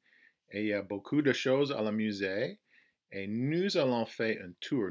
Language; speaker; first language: French; non-native, fluent; English